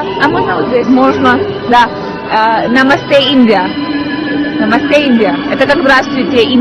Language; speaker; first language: Russian; non-native, learner; Hindi